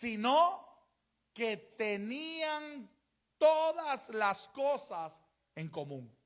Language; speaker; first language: Spanish; native; Spanish